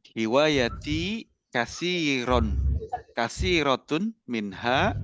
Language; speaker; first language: Arabic; non-native, learner; Indonesian